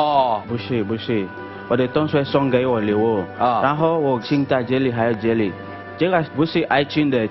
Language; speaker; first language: Chinese; non-native, learner; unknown